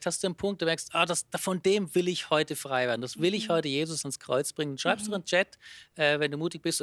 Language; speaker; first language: German; native; German